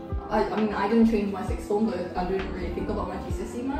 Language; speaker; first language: English; early bilingual, other home language; Korean